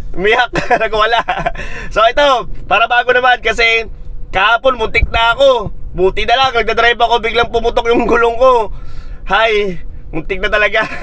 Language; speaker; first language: Filipino; native; Filipino